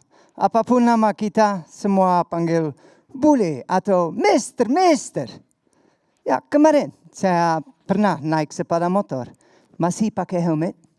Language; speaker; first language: Indonesian; non-native, learner; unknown